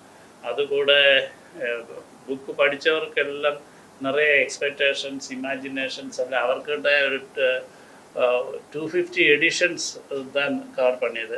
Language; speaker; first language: Tamil; non-native, learner; Malayalam